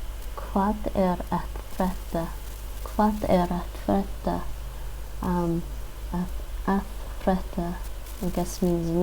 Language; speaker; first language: Icelandic; non-native, learner; English